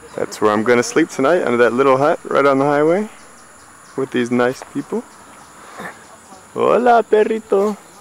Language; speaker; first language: English; native; English